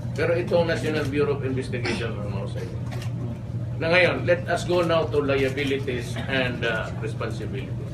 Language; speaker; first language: Filipino; non-native, local second language; Cebuano